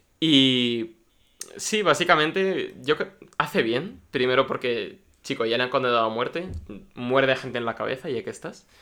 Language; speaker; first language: Spanish; early bilingual, other home language; Russian